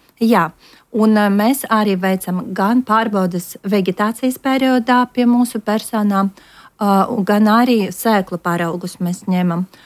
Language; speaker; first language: Latvian; non-native, local second language; Russian